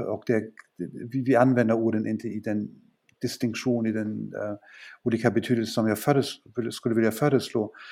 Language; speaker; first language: Swedish; non-native, fluent; German